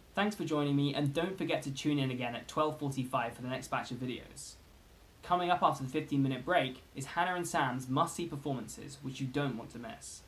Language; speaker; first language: English; native; English